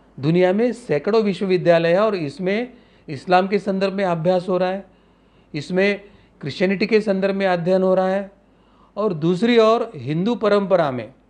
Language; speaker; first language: Hindi; non-native, local second language; Marathi